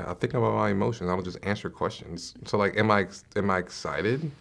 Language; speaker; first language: English; native; English